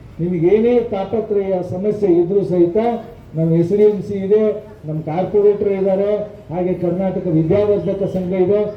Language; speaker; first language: Kannada; native; Kannada